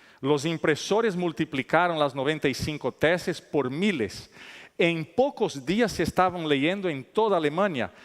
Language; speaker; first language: Spanish; non-native, fluent; Italian